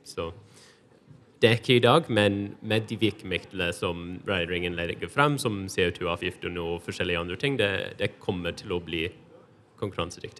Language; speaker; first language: Norwegian; non-native, fluent; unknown